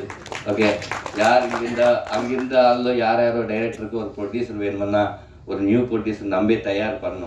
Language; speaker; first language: Tamil; non-native, learner; Telugu